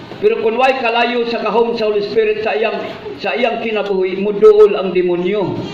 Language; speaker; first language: Cebuano; non-native, local second language; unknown